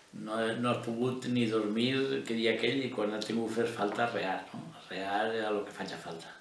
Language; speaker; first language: Catalan; native; Catalan